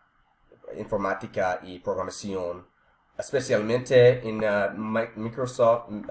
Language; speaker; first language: Spanish; non-native, learner; English